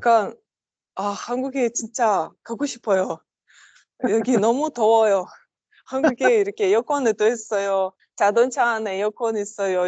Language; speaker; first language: Korean; non-native, learner; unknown